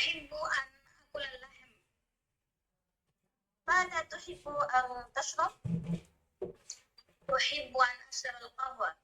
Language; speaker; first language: Arabic; non-native, learner; Bangla